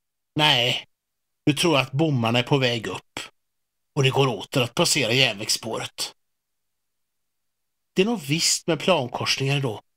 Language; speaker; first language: Swedish; native; Swedish